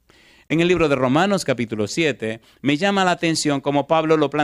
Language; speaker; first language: Spanish; native; Spanish